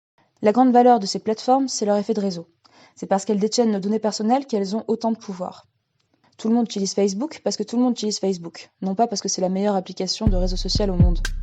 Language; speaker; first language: French; native; French